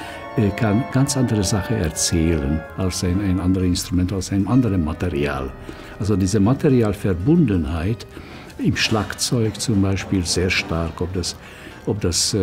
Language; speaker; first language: German; non-native, fluent; Hungarian